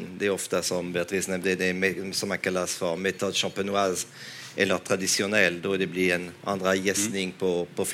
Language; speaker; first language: Swedish; non-native, fluent; French